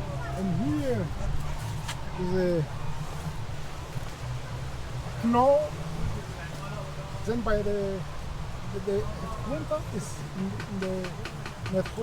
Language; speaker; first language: Dutch; non-native, learner; Kinyarwanda